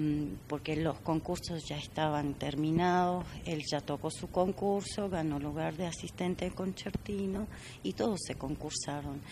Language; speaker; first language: Spanish; non-native, fluent; Georgian